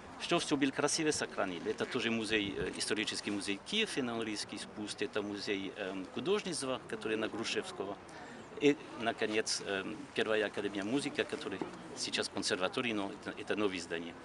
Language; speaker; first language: Russian; non-native, learner; French